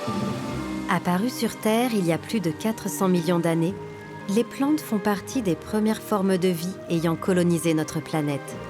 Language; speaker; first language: French; native; French